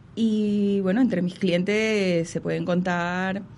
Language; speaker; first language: Spanish; native; Spanish